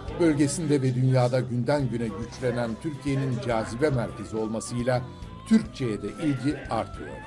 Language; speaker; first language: Turkish; native; Turkish